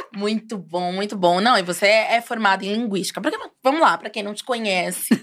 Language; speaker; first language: Portuguese; native; Portuguese